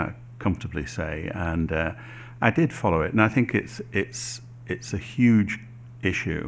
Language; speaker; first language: English; native; English